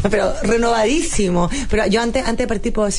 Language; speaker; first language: Spanish; native; Spanish